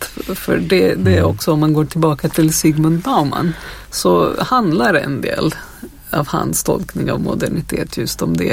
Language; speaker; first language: Swedish; non-native, fluent; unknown